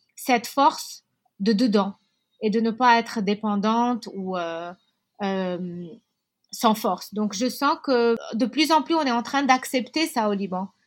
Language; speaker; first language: French; non-native, local second language; Arabic